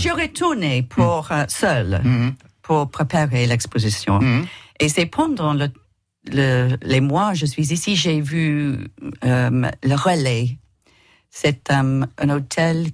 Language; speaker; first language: French; non-native, learner; English